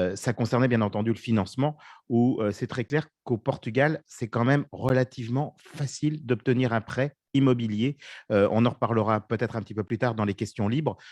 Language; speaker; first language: French; native; French